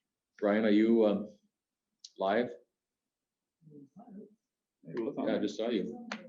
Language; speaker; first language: English; native; English